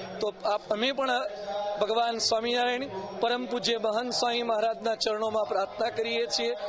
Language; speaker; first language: Gujarati; native; Gujarati